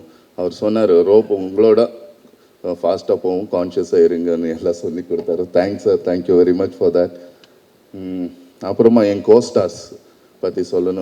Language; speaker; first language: Tamil; non-native, learner; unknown